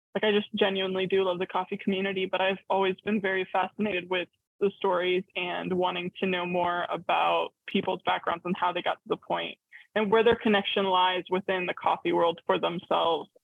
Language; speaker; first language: English; early bilingual, other home language; Arabic